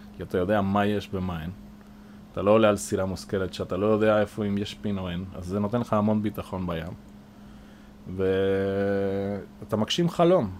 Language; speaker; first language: Hebrew; non-native, fluent; Spanish